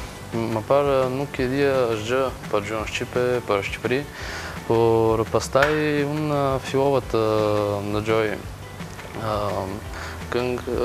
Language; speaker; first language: Albanian; non-native, learner; Bulgarian